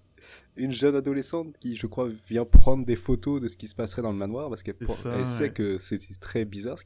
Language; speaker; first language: French; native; French